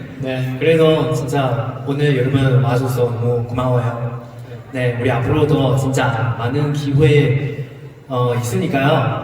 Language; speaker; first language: Korean; non-native, learner; Chinese